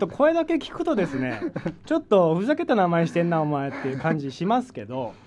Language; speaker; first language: Japanese; native; Japanese